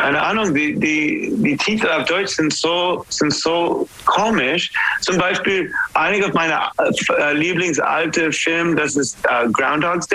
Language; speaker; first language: German; non-native, learner; English